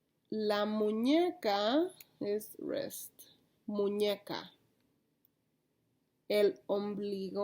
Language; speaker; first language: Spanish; early bilingual, heritage; Spanish